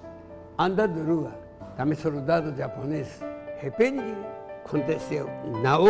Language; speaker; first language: Portuguese; non-native, learner; Japanese